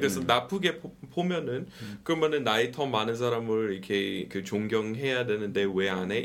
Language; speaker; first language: Korean; non-native, fluent; English